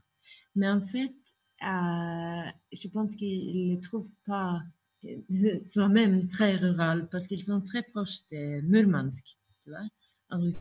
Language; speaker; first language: French; non-native, fluent; Norwegian